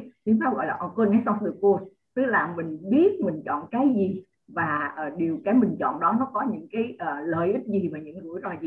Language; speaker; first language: Vietnamese; native; Vietnamese